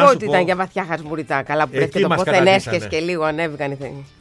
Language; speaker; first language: Greek; native; Greek